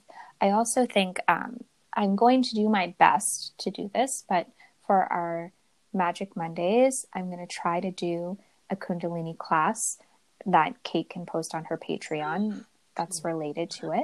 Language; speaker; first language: English; native; English